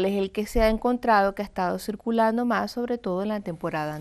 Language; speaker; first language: Spanish; native; Spanish